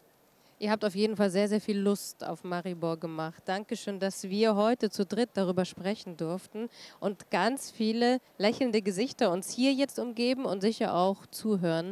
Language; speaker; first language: German; native; German